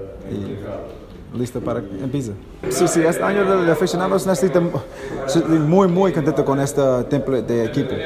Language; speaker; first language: Spanish; non-native, learner; English